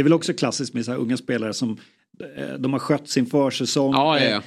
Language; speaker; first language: Swedish; native; Swedish